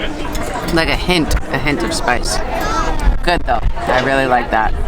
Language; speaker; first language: English; native; English